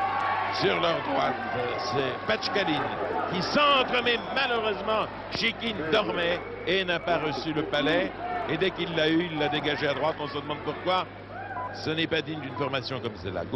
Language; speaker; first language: French; native; French